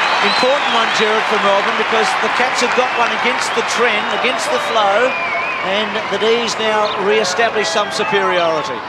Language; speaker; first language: English; native; English